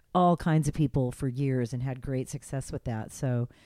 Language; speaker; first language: English; native; English